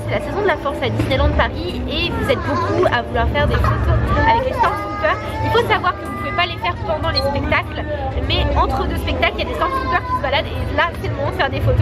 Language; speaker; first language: French; native; French